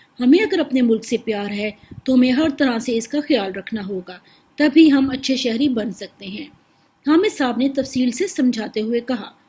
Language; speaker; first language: Urdu; native; Urdu